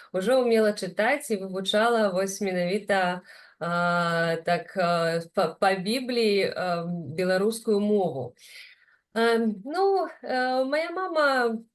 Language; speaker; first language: Belarusian; non-native, local second language; Russian